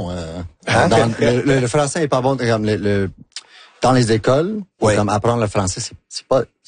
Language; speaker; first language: French; non-native, local second language; English